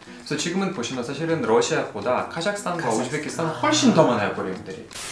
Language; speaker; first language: Korean; non-native, fluent; Russian